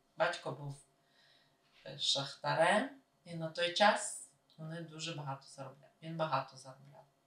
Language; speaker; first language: Ukrainian; native; Ukrainian